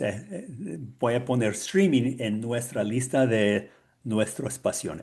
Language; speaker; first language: Spanish; non-native, learner; English